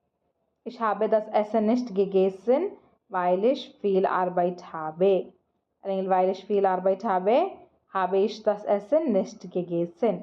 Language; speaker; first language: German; non-native, fluent; Malayalam